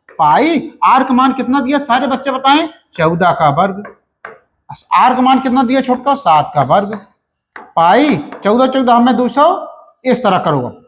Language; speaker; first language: Hindi; native; Hindi